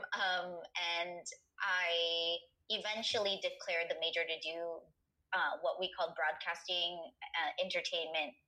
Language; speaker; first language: English; native; English